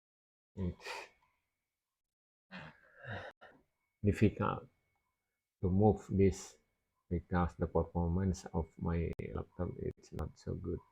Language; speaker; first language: English; non-native, learner; Indonesian